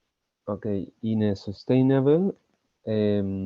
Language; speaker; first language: English; non-native, learner; Spanish